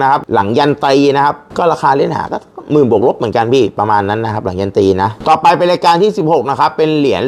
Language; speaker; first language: Thai; native; Thai